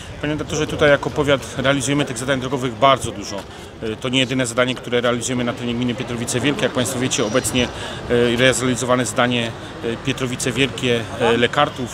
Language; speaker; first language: Polish; native; Polish